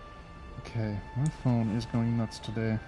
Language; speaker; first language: English; native; English